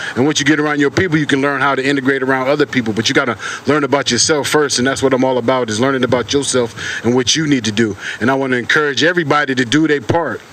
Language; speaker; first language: English; native; English